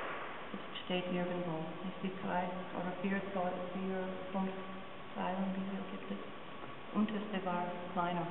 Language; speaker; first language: German; non-native, learner; English